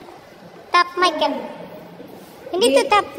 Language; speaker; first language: English; non-native, local second language; Filipino